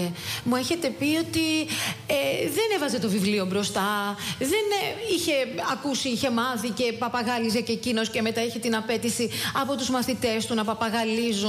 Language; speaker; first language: Greek; native; Greek